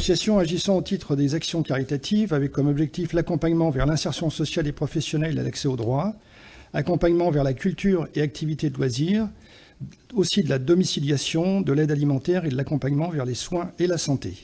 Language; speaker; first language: French; native; French